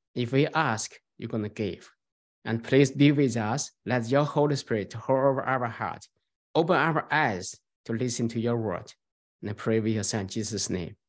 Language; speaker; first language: English; non-native, fluent; Chinese